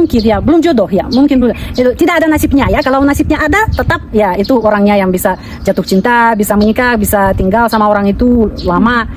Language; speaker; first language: Indonesian; non-native, fluent; Russian